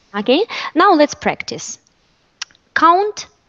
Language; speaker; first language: English; non-native, fluent; Russian